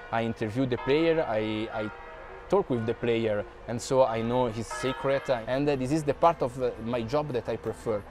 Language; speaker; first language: English; non-native, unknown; Italian